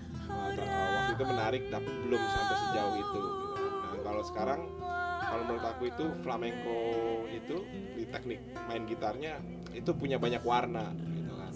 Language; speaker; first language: Indonesian; native; Indonesian